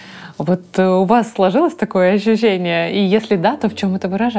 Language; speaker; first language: Russian; native; Russian